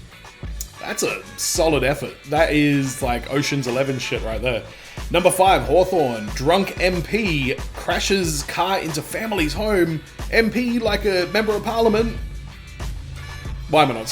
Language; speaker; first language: English; native; English